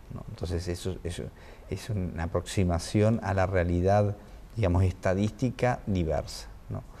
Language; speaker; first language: Spanish; native; Spanish